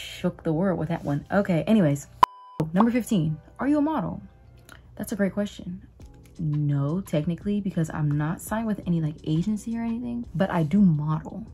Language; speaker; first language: English; native; English